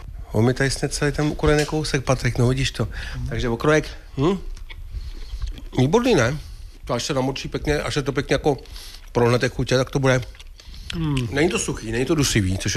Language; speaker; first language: Czech; native; Czech